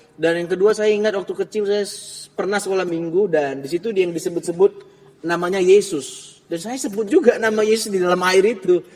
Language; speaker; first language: Indonesian; native; Indonesian